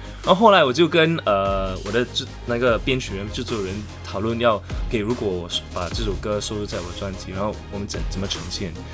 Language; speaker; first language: Chinese; non-native, local second language; English